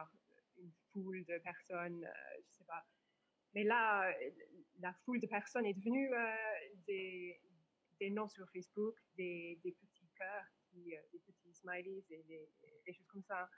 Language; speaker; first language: French; non-native, fluent; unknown